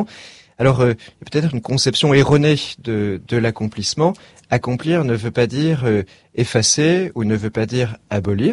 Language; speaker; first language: French; native; French